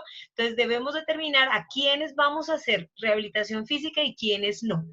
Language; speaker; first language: Spanish; native; Spanish